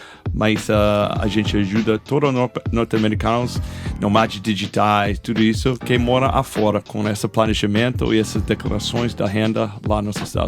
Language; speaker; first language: Portuguese; non-native, fluent; English